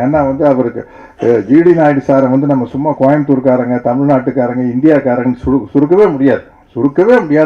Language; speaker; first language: Tamil; native; Tamil